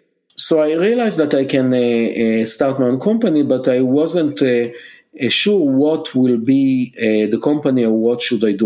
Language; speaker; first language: English; non-native, fluent; Hebrew